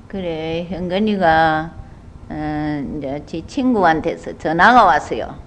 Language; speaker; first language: Korean; native; Korean